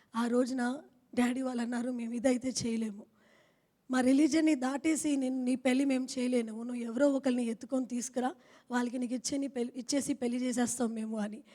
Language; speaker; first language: Telugu; non-native, fluent; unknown